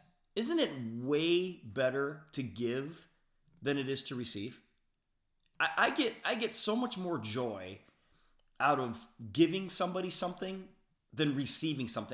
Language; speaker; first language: English; native; English